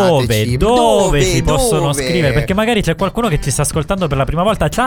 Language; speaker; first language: Italian; native; Italian